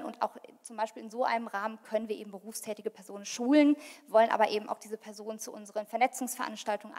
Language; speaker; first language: German; native; German